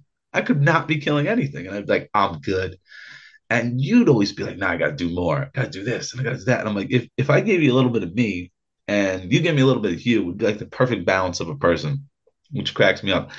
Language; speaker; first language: English; native; English